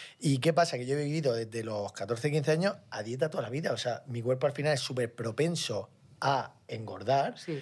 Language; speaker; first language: Spanish; native; Spanish